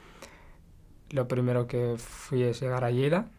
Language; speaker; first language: Spanish; non-native, local second language; Arabic